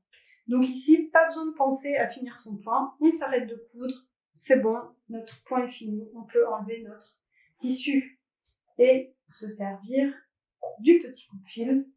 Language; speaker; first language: French; native; French